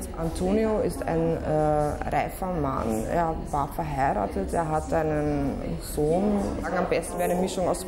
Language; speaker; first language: German; native; German